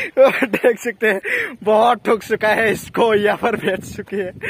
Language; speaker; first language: Hindi; non-native, local second language; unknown